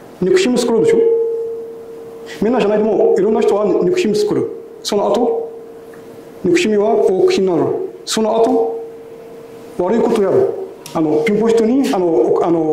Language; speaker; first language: Japanese; non-native, learner; Arabic